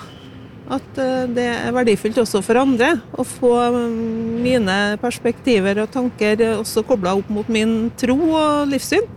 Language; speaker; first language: Norwegian; native; Norwegian